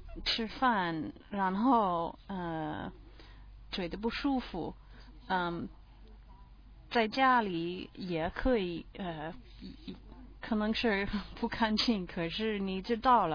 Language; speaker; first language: Chinese; non-native, learner; English